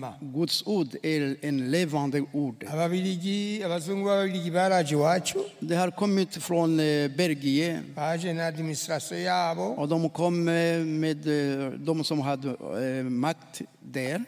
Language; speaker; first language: Swedish; non-native, learner; Rundi